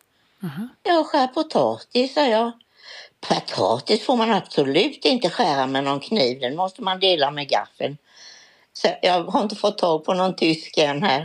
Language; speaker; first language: Swedish; native; Swedish